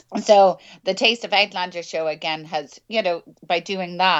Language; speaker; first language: English; native; English